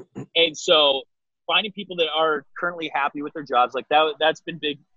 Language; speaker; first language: English; native; English